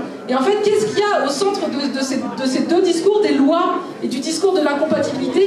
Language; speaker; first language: French; native; French